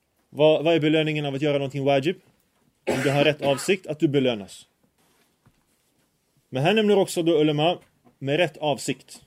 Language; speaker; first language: Swedish; early bilingual, other home language; Arabic